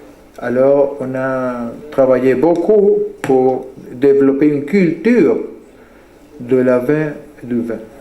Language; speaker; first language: French; non-native, fluent; Spanish